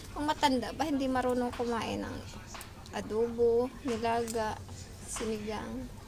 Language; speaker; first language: Filipino; non-native, local second language; Hiligaynon